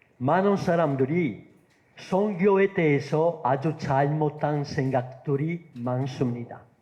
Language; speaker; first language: Korean; non-native, fluent; Italian